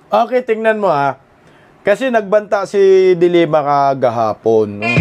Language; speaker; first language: Filipino; non-native, local second language; Cebuano